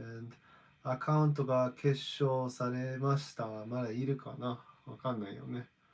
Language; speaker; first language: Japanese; non-native, fluent; English